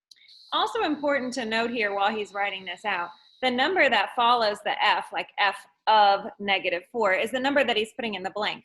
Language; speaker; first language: English; native; English